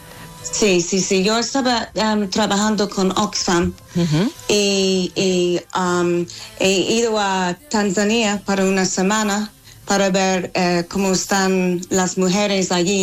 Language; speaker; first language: Spanish; non-native, fluent; English